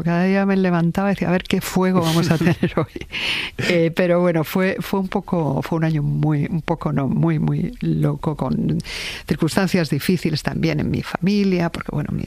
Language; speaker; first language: Spanish; native; Spanish